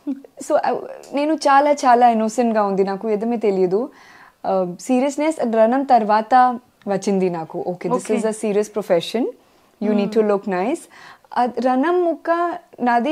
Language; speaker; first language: Telugu; non-native, learner; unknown